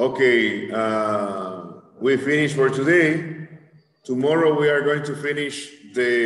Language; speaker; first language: English; non-native, fluent; Spanish